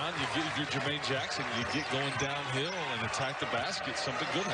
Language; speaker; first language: English; native; English